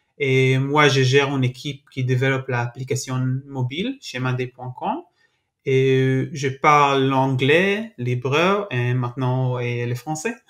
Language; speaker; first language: French; non-native, learner; Hebrew